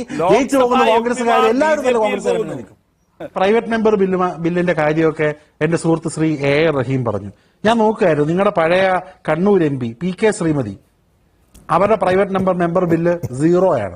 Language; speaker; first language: Malayalam; native; Malayalam